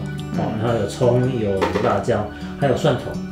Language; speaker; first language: Chinese; native; Chinese